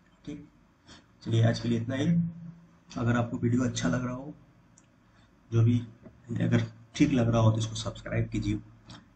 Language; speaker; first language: Hindi; native; Hindi